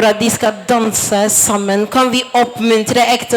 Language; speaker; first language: Swedish; non-native, fluent; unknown